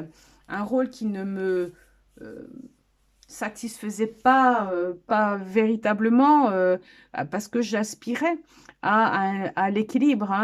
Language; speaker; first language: French; native; French